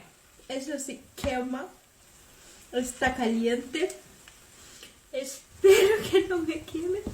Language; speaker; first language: Spanish; native; Spanish